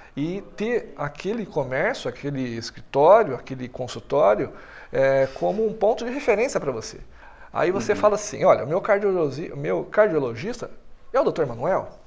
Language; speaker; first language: Portuguese; native; Portuguese